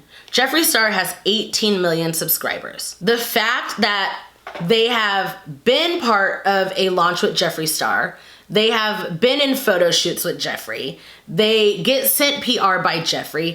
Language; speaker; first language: English; native; English